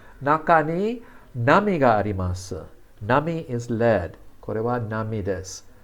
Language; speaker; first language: Japanese; non-native, fluent; English